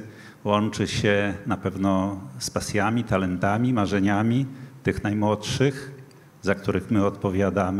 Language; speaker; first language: Polish; native; Polish